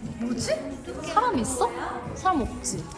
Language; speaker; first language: Korean; non-native, learner; Japanese